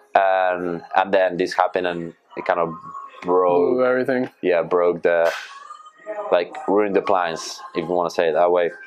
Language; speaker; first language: English; non-native, fluent; Spanish